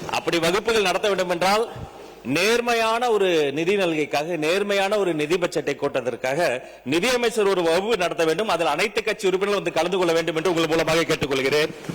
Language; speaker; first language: Tamil; native; Tamil